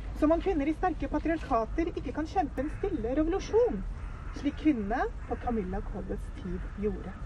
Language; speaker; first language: Norwegian; early bilingual, other home language; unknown